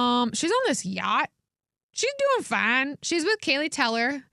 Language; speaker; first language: English; native; English